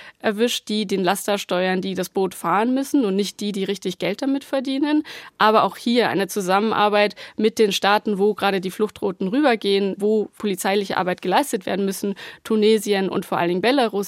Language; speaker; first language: German; native; German